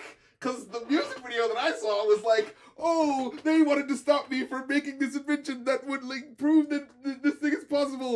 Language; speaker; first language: English; native; English